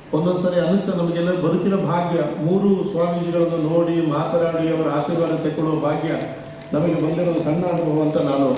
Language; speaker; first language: Kannada; non-native, local second language; Tulu